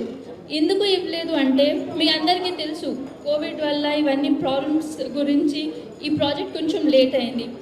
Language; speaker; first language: Telugu; non-native, learner; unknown